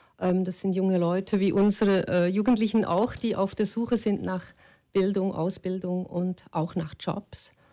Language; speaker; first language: German; native; German